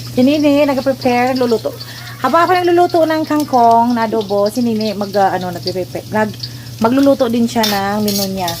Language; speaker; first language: Filipino; native; Filipino